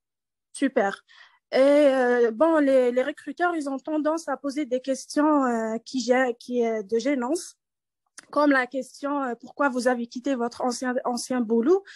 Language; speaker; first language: French; non-native, learner; Arabic